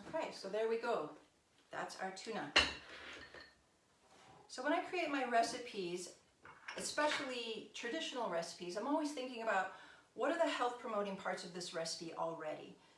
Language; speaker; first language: English; native; English